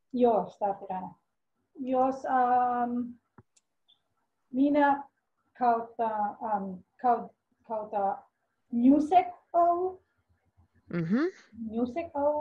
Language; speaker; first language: Finnish; non-native, learner; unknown